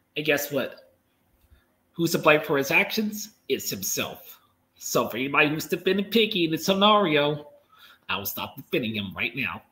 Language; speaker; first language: English; native; English